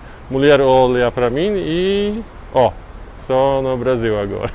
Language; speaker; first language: Portuguese; non-native, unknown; Polish